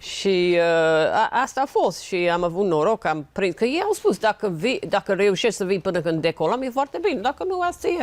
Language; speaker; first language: Romanian; non-native, fluent; English